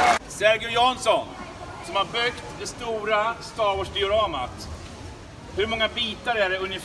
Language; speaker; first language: Swedish; native; Swedish